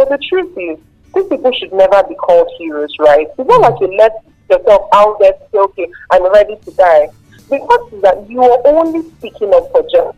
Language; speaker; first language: English; non-native, local second language; Igbo